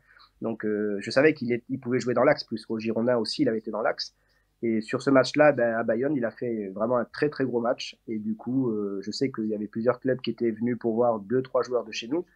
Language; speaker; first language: French; native; French